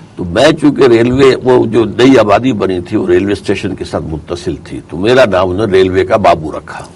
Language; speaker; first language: Urdu; native; Urdu